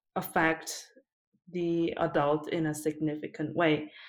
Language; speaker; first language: English; early bilingual, other home language; Korean